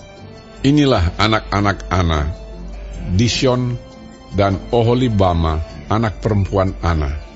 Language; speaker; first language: Indonesian; native; Indonesian